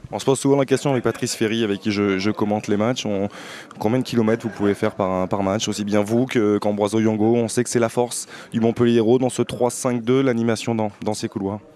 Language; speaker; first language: French; native; French